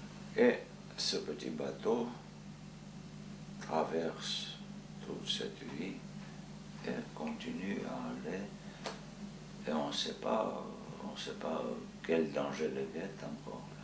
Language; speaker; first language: French; non-native, fluent; Georgian